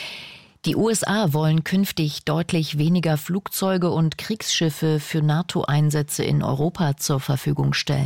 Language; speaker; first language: German; native; German